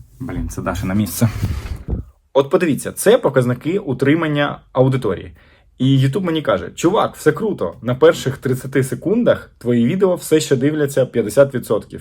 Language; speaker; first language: Ukrainian; non-native, local second language; Russian